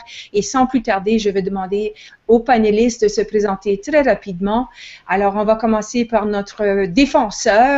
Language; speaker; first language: French; native; French